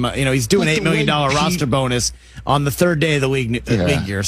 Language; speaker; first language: English; native; English